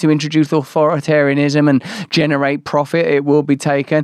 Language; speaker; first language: English; native; English